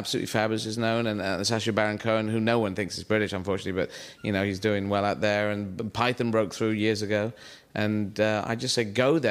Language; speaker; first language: English; native; English